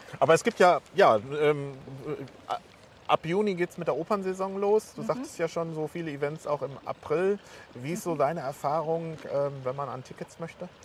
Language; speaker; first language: German; native; German